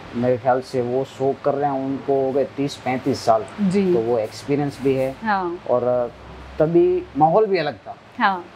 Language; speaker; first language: Hindi; non-native, local second language; Kachhi